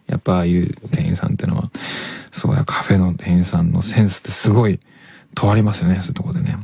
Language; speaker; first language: Japanese; native; Japanese